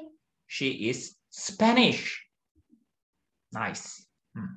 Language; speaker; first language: English; non-native, fluent; Turkish